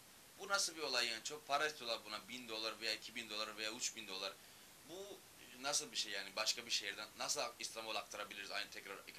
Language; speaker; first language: Turkish; non-native, learner; Urdu